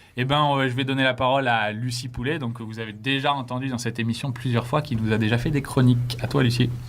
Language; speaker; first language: French; native; French